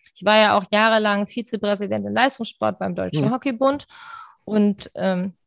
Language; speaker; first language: German; native; German